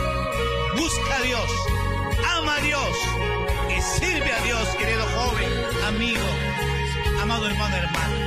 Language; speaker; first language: Spanish; native; Spanish